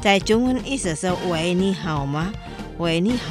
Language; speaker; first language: Chinese; non-native, fluent; Indonesian